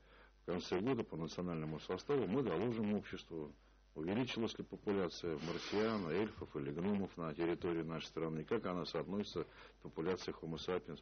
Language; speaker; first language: Russian; native; Russian